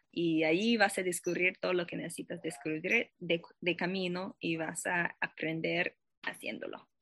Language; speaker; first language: Spanish; non-native, fluent; English